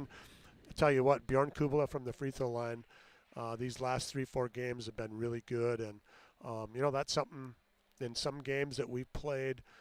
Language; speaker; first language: English; native; English